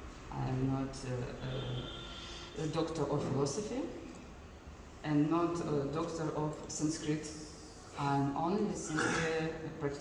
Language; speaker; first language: English; non-native, learner; Russian